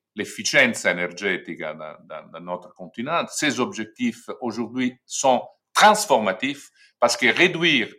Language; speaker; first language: French; non-native, fluent; Italian